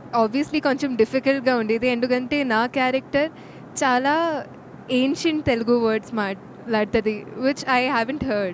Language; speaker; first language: Telugu; non-native, local second language; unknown